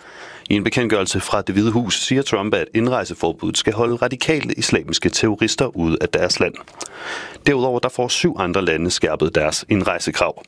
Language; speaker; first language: Danish; native; Danish